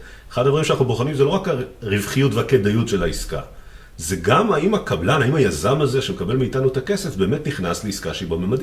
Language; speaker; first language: Hebrew; native; Hebrew